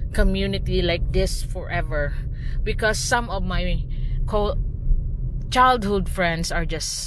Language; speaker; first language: English; non-native, local second language; Cebuano